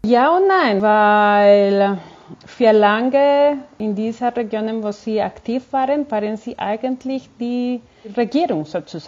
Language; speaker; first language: German; non-native, fluent; Spanish